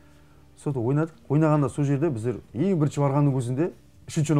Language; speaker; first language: Kazakh; native; Kazakh